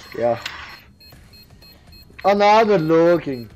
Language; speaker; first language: English; non-native, learner; Polish